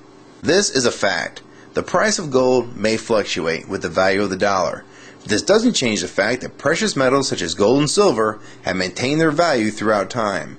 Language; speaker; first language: English; native; English